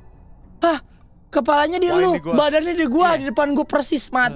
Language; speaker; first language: Indonesian; native; Indonesian